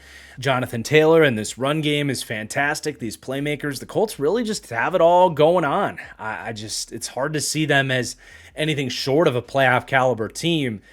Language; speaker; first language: English; native; English